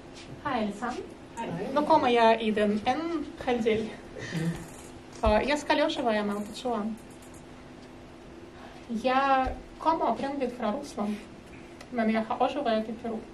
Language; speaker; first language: Danish; non-native, fluent; Russian